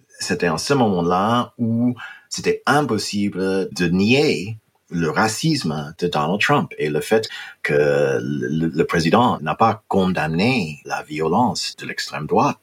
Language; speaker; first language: French; non-native, fluent; English